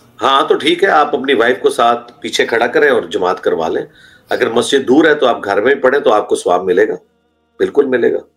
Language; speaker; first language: Urdu; non-native, local second language; Punjabi